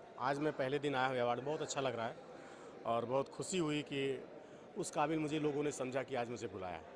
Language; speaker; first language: Hindi; native; Hindi